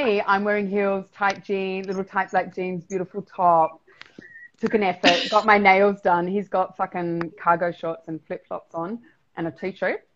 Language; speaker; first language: English; native; English